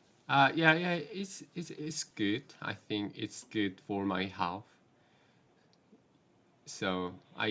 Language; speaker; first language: English; non-native, learner; Korean